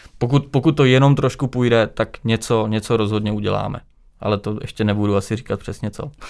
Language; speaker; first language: Czech; native; Czech